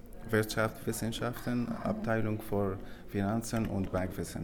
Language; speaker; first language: German; non-native, learner; Arabic